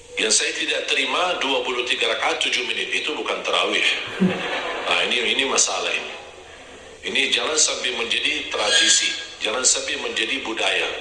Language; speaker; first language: Indonesian; non-native, fluent; Arabic